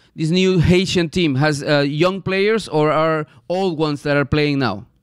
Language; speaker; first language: English; non-native, fluent; Spanish